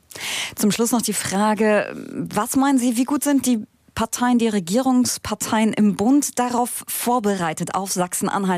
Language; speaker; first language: German; native; German